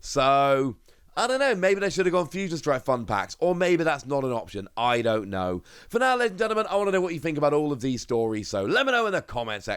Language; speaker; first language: English; native; English